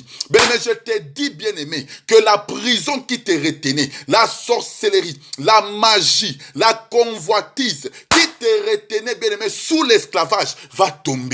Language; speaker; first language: French; non-native, local second language; Lingala